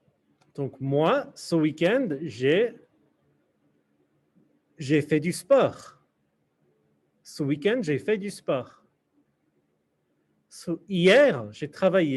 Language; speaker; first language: French; non-native, fluent; English